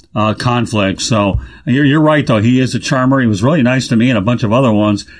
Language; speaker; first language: English; native; English